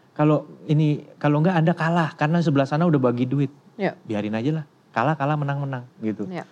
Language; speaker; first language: Indonesian; native; Indonesian